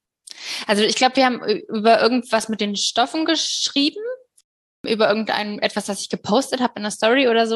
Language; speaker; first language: German; native; German